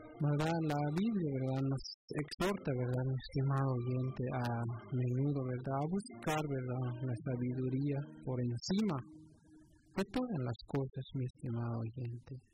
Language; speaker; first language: Spanish; native; Spanish